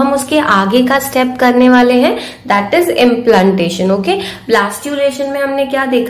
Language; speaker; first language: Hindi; native; Hindi